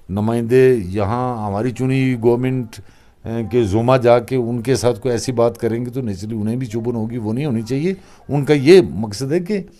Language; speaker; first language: Hindi; non-native, local second language; Kashmiri